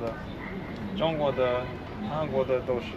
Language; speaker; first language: Chinese; non-native, learner; English